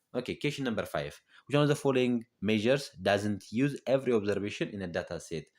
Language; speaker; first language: English; non-native, local second language; Amharic